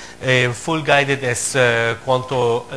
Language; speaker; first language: Spanish; non-native, fluent; Arabic